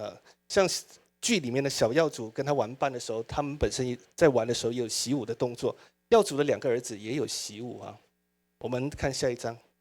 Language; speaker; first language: Chinese; native; Chinese